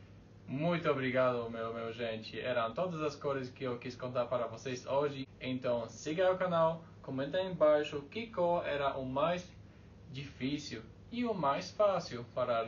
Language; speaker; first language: Portuguese; non-native, fluent; Polish